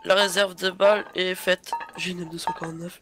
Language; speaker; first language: French; native; French